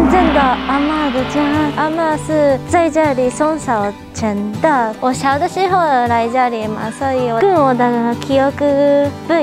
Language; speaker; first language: Chinese; non-native, fluent; Japanese